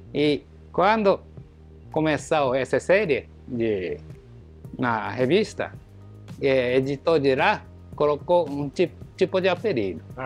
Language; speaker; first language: Portuguese; non-native, learner; Japanese